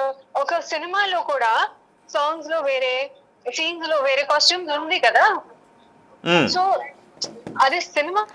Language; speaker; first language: Telugu; non-native, learner; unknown